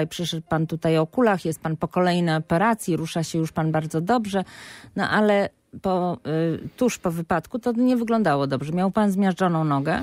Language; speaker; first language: Polish; native; Polish